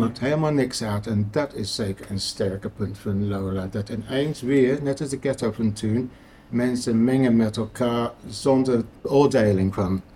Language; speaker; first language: Dutch; non-native, fluent; English